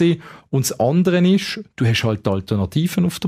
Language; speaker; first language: German; native; German